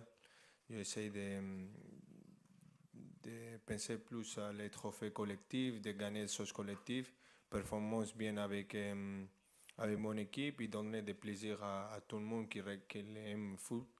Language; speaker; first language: French; non-native, fluent; Spanish